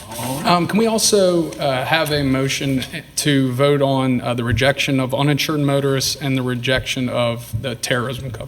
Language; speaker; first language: English; native; English